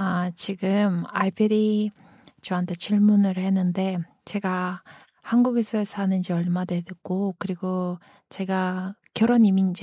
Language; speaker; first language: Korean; non-native, fluent; Kyrgyz